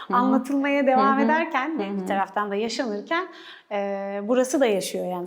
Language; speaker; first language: Turkish; native; Turkish